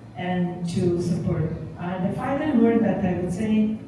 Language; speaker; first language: English; non-native, fluent; Persian